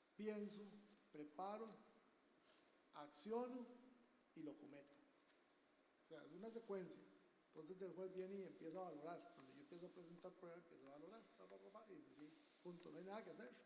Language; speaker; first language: Spanish; native; Spanish